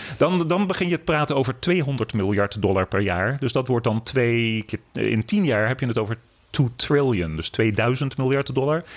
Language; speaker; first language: Dutch; native; Dutch